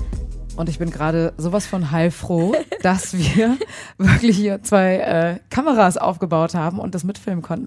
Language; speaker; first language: German; native; German